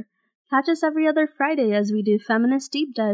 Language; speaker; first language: English; non-native, local second language; Bangla